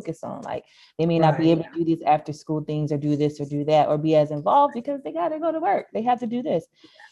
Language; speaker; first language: English; native; English